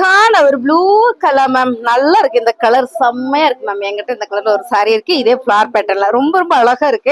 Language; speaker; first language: Tamil; native; Tamil